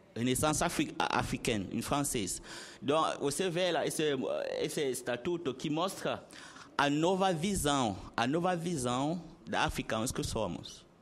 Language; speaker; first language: Portuguese; non-native, learner; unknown